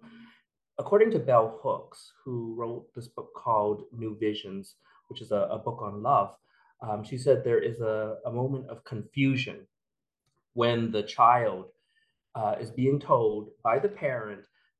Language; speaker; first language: English; native; English